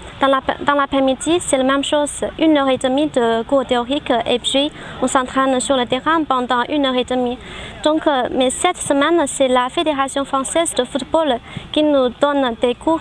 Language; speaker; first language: French; non-native, fluent; Chinese